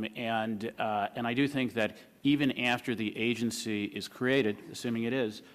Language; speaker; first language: English; native; English